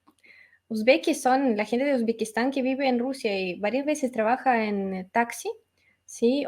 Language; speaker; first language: Spanish; non-native, fluent; Russian